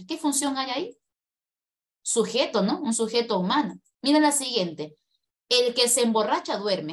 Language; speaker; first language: Spanish; native; Spanish